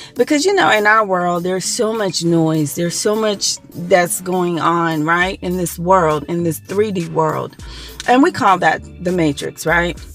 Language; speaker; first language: English; native; English